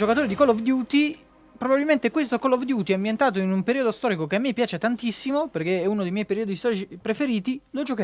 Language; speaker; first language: Italian; native; Italian